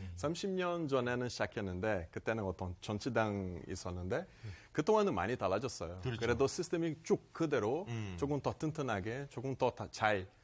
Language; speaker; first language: Korean; non-native, fluent; Portuguese